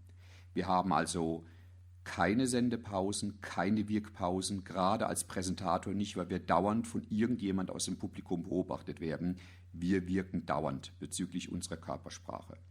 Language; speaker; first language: German; native; German